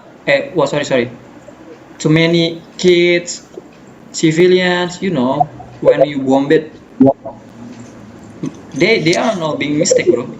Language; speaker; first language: English; non-native, learner; Indonesian